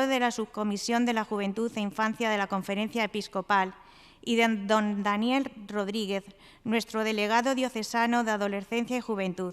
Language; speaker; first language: Spanish; native; Spanish